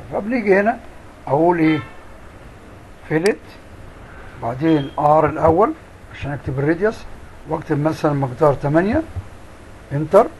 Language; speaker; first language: Arabic; native; Arabic